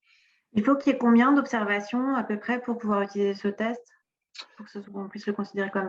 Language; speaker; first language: French; native; French